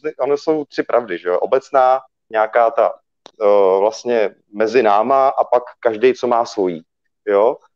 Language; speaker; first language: Czech; early bilingual, other home language; Russian